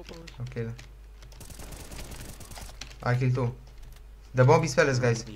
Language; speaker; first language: English; non-native, learner; Romanian